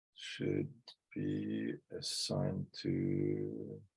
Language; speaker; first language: English; non-native, fluent; Norwegian